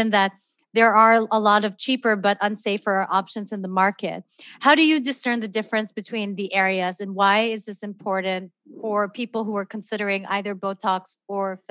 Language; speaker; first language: English; non-native, local second language; Filipino